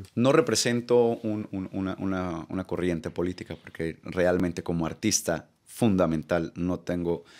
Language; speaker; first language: Spanish; native; Spanish